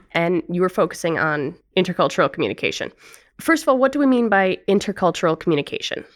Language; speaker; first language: English; native; English